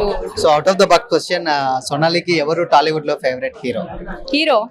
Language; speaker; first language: Telugu; native; Telugu